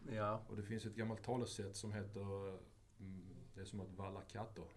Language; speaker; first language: Swedish; native; Swedish